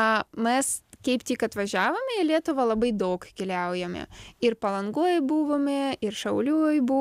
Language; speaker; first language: Lithuanian; non-native, learner; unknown